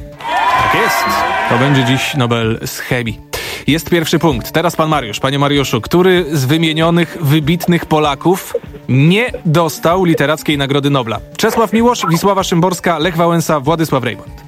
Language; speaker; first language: Polish; native; Polish